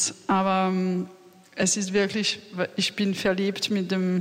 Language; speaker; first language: German; non-native, learner; French